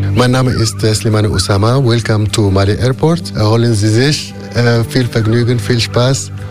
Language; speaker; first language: German; non-native, fluent; Arabic